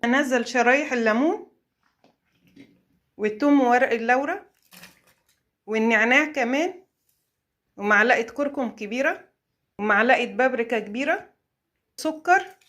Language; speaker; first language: Arabic; native; Arabic